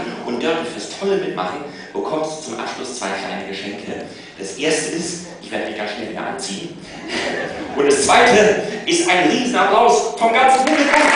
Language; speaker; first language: German; native; German